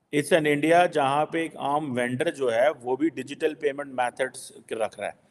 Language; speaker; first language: Urdu; native; Urdu